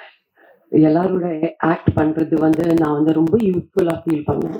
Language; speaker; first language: Tamil; non-native, fluent; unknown